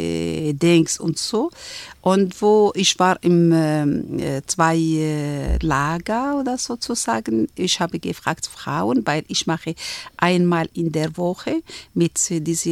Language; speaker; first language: German; non-native, learner; Arabic